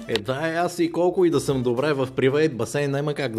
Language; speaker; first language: Bulgarian; native; Bulgarian